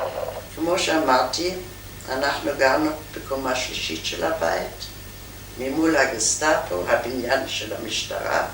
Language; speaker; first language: Hebrew; non-native, fluent; German